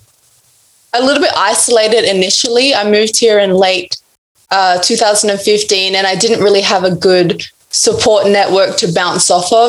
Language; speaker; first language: English; native; English